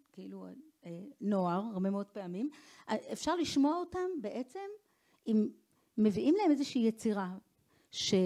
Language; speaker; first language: Hebrew; native; Hebrew